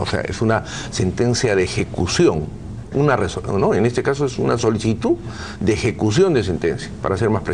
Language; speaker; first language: Spanish; native; Spanish